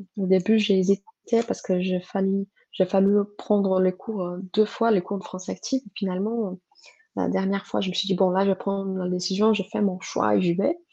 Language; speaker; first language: French; non-native, fluent; Portuguese